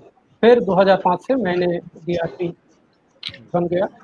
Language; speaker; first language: Hindi; non-native, local second language; Bangla